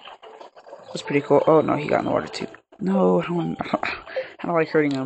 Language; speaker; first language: English; native; English